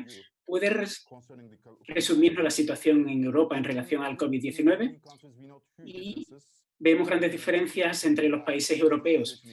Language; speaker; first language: Spanish; non-native, fluent; Turkish